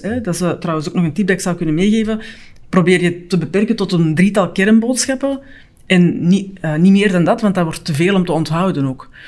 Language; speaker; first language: Dutch; native; Dutch